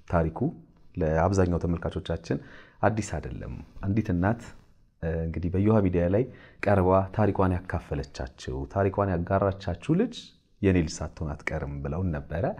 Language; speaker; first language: Amharic; native; Amharic